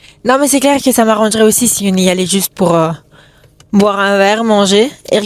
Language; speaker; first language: French; native; French